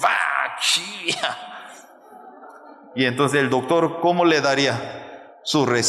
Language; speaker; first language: Spanish; non-native, fluent; Korean